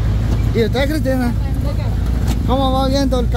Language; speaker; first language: Spanish; native; Spanish